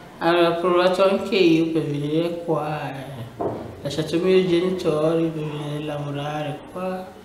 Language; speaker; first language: Italian; non-native, learner; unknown